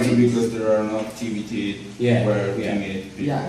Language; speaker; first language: English; non-native, learner; Italian